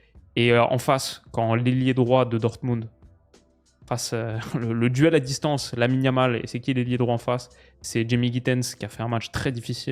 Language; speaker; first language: French; native; French